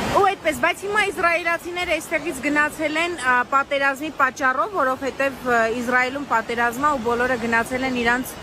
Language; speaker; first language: Armenian; native; Armenian